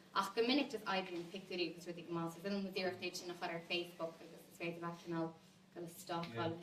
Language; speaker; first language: Irish; non-native, local second language; English